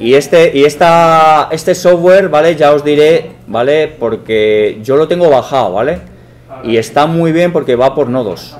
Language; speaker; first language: Spanish; native; Spanish